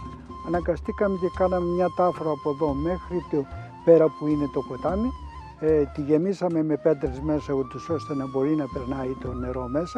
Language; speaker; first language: Greek; native; Greek